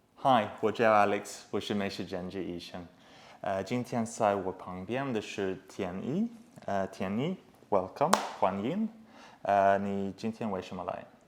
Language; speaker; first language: Chinese; non-native, learner; English